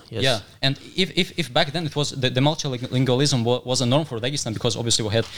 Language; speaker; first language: English; non-native, fluent; Russian